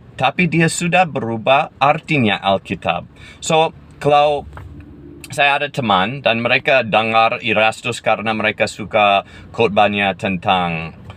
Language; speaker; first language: Indonesian; non-native, fluent; English